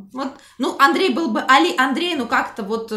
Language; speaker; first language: Russian; native; Russian